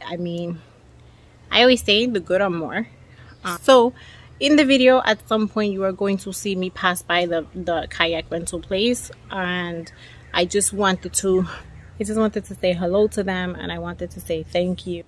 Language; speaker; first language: English; early bilingual, other home language; Spanish